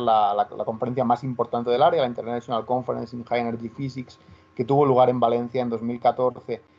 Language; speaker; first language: Spanish; native; Spanish